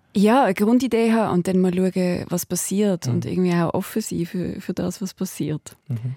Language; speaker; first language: German; native; German